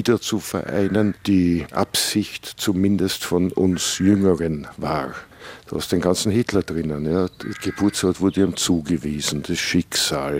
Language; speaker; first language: German; native; German